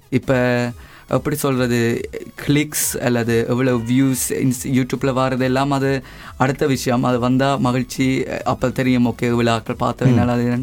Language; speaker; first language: Tamil; early bilingual, heritage; Tamil